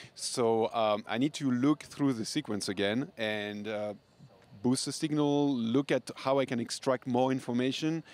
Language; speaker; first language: English; non-native, fluent; French